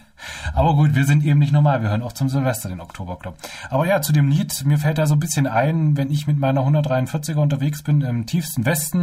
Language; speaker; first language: German; native; German